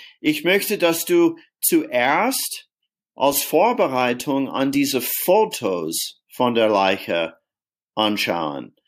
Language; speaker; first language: German; non-native, fluent; English